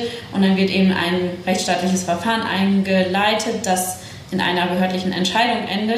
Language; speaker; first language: German; native; German